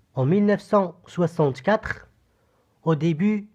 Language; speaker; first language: French; non-native, local second language; Arabic